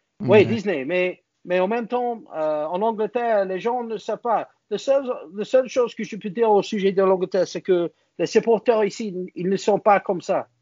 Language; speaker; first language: French; non-native, learner; English